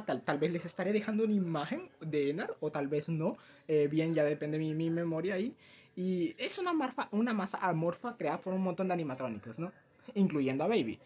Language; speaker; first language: Spanish; native; Spanish